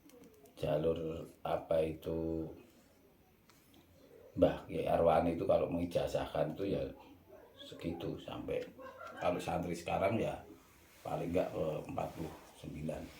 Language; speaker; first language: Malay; non-native, local second language; Javanese